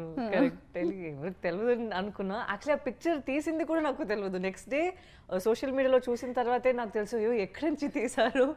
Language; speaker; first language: Telugu; non-native, fluent; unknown